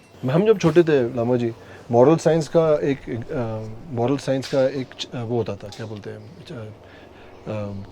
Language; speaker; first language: Hindi; native; Hindi